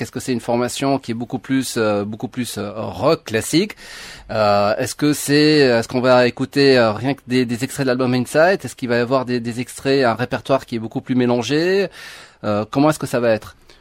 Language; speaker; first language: French; non-native, local second language; Arabic